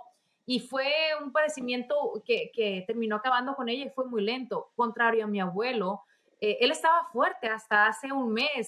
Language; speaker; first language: Spanish; native; Spanish